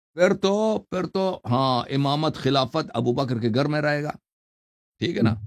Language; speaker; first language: Urdu; non-native, fluent; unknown